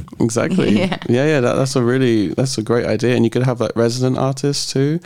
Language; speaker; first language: English; native; English